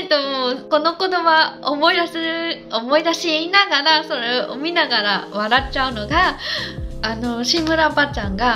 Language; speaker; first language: Japanese; non-native, fluent; Khmer